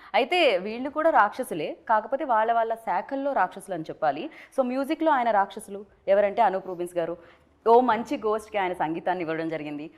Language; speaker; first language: Telugu; native; Telugu